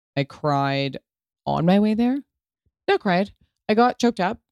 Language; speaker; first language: English; early bilingual, other home language; Italian